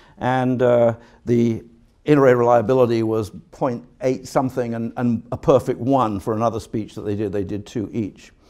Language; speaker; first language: English; native; English